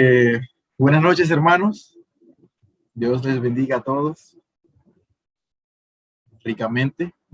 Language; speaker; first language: Spanish; native; Spanish